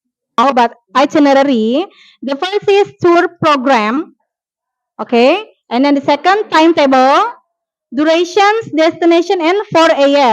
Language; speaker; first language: English; non-native, fluent; Indonesian